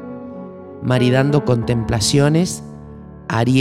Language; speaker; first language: Spanish; native; Spanish